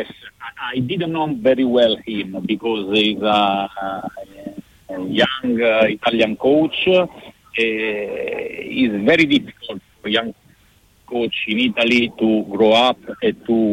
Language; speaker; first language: English; non-native, learner; Italian